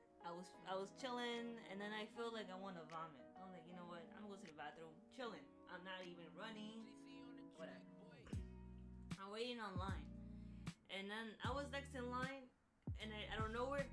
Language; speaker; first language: English; early bilingual, other home language; Spanish